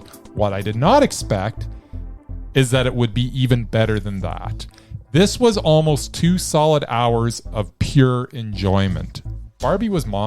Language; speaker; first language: English; native; English